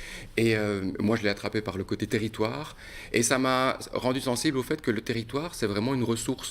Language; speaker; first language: French; native; French